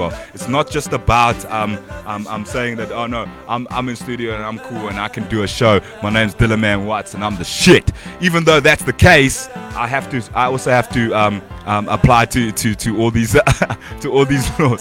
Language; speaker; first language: English; non-native, local second language; Bemba